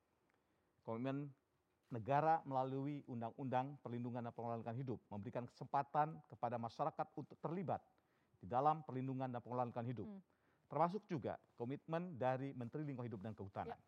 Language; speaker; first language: Indonesian; native; Indonesian